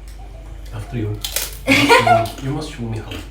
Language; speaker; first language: English; non-native, fluent; Czech